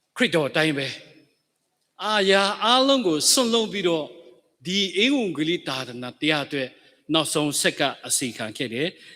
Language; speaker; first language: Burmese; non-native, local second language; S'gaw Karen